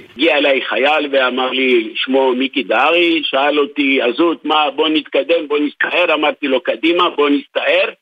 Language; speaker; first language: Hebrew; native; Hebrew